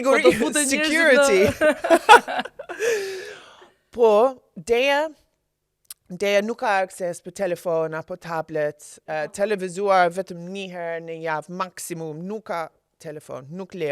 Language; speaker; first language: Albanian; non-native, learner; English